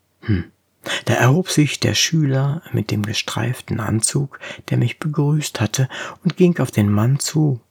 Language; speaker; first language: German; native; German